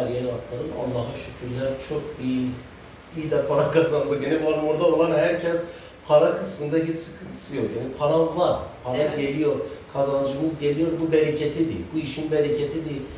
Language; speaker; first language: Turkish; non-native, fluent; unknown